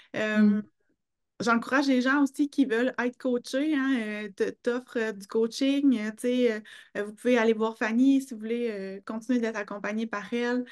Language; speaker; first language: French; native; French